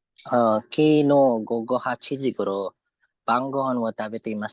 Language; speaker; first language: Japanese; non-native, learner; Filipino